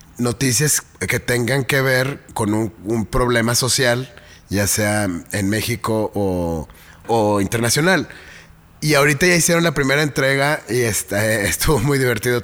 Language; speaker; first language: Spanish; native; Spanish